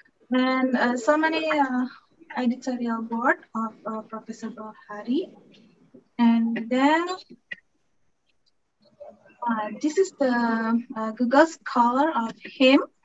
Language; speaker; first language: English; non-native, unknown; Sundanese